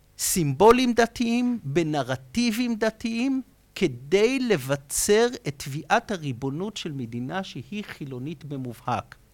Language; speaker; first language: Hebrew; native; Hebrew